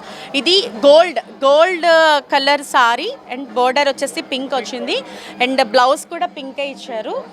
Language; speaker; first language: Telugu; native; Telugu